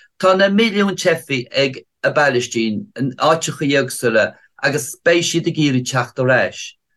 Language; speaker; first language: Irish; native; Irish